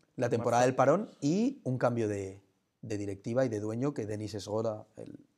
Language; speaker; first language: Spanish; native; Spanish